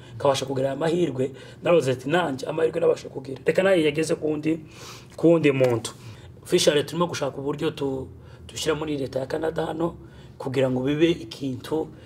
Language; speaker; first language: Kinyarwanda; early bilingual, heritage; Kinyarwanda